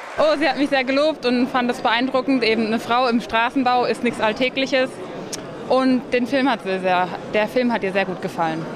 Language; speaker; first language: German; native; German